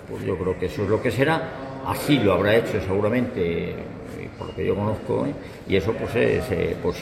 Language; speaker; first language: Spanish; native; Spanish